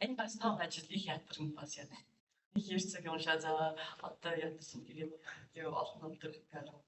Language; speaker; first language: Mongolian; non-native, learner; English